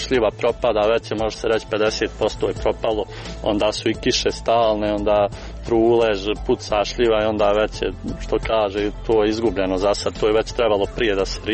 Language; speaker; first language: Croatian; native; Croatian